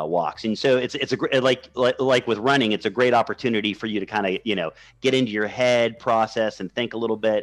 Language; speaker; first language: English; native; English